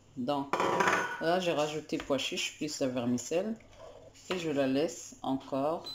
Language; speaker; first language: French; non-native, local second language; Arabic